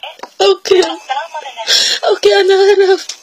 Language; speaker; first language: Arabic; non-native, learner; Filipino